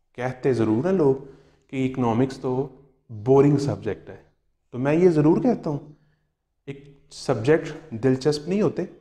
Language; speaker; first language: Urdu; non-native, local second language; Punjabi